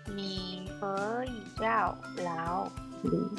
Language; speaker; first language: Chinese; non-native, learner; English